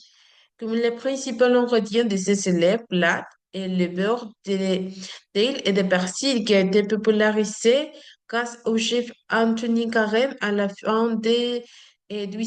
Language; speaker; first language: French; non-native, learner; Spanish